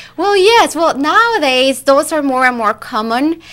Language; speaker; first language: English; non-native, fluent; Spanish